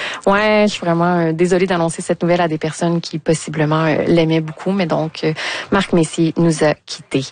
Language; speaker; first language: French; native; French